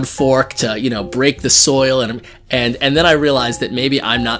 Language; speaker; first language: English; native; English